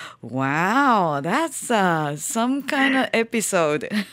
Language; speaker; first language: English; non-native, fluent; Japanese